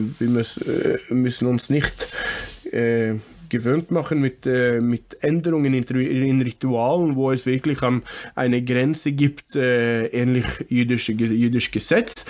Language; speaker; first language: German; non-native, fluent; English